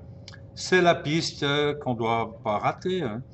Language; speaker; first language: French; native; French